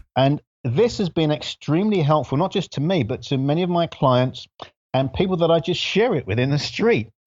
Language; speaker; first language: English; native; English